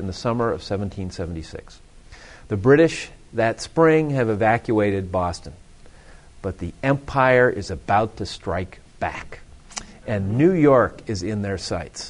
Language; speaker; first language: English; native; English